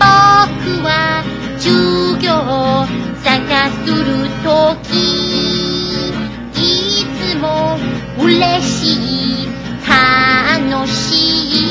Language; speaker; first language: Japanese; non-native, learner; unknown